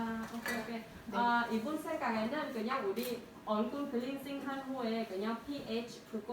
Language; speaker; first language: Korean; non-native, learner; Vietnamese